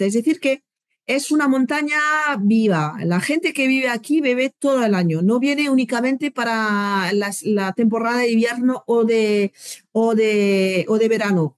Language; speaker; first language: Spanish; non-native, fluent; French